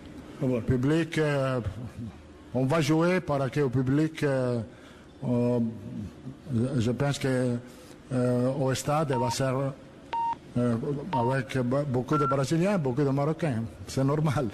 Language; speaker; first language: French; non-native, learner; Italian